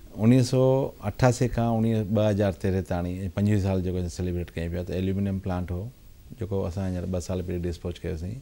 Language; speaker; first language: Sindhi; early bilingual, heritage; Sindhi